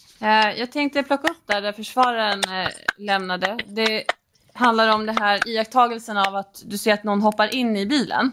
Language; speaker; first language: Swedish; native; Swedish